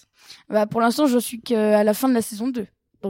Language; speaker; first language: French; native; French